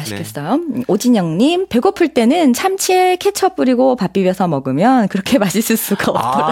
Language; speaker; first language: Korean; native; Korean